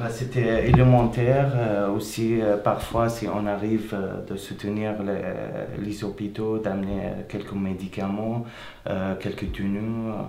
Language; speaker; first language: French; non-native, fluent; Arabic